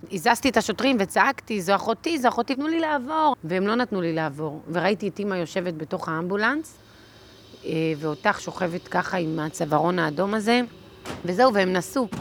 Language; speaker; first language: Hebrew; native; Hebrew